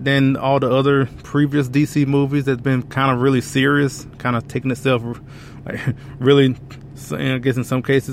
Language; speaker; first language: English; native; English